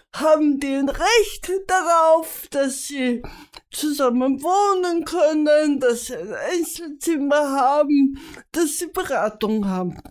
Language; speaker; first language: German; native; German